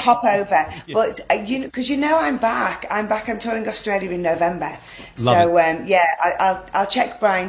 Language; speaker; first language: English; native; English